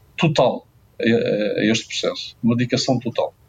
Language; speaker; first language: Portuguese; native; Portuguese